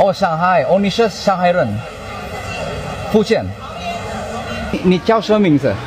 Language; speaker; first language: Chinese; non-native, learner; Indonesian